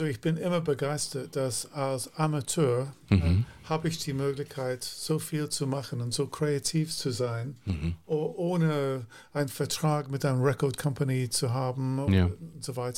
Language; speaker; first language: German; non-native, fluent; English